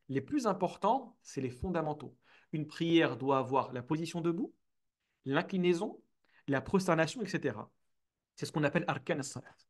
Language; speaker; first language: French; native; French